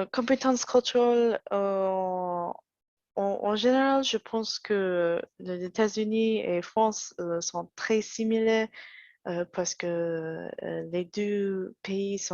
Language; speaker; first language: French; non-native, learner; English